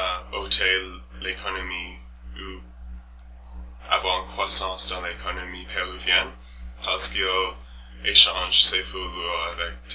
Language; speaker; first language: French; non-native, learner; English